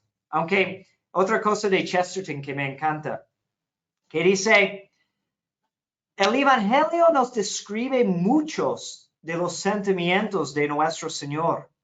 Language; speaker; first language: Spanish; non-native, fluent; English